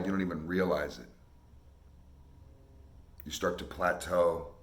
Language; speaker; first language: English; native; English